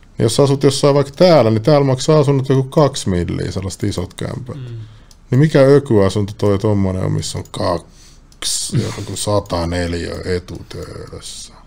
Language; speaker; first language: Finnish; native; Finnish